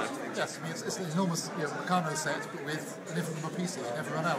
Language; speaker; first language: English; native; English